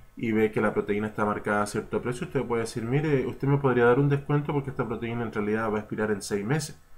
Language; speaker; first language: Spanish; early bilingual, heritage; Spanish